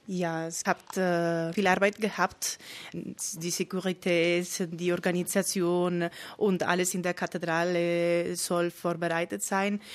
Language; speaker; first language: German; non-native, fluent; Spanish